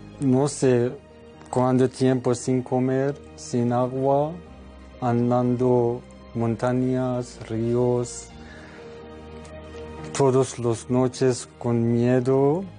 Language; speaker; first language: Spanish; non-native, learner; Persian